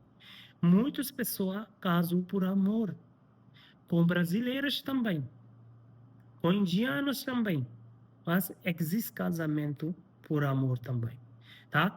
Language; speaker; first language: Portuguese; non-native, learner; Hindi